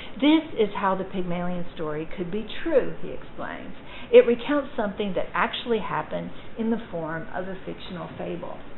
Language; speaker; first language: English; native; English